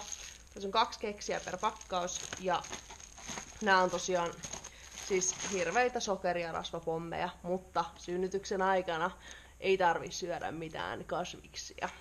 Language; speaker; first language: Finnish; native; Finnish